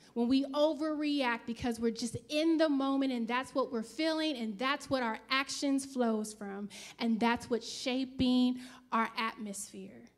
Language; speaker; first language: English; native; English